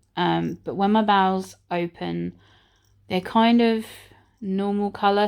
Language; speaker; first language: English; native; English